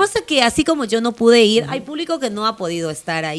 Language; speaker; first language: Spanish; native; Spanish